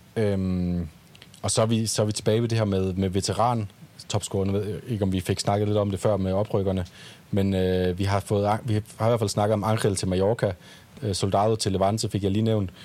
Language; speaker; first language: Danish; native; Danish